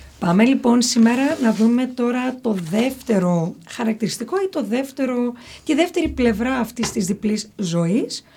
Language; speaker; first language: Greek; early bilingual, heritage; Greek